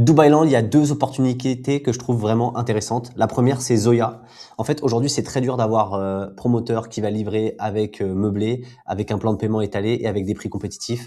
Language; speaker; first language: French; native; French